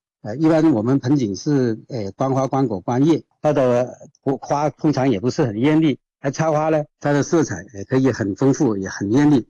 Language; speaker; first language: Chinese; non-native, local second language; Cantonese